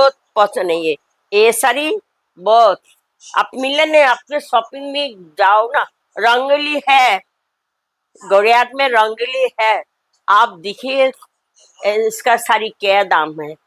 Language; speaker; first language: Hindi; non-native, local second language; Bangla